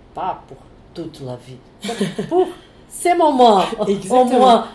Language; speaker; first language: French; non-native, fluent; Portuguese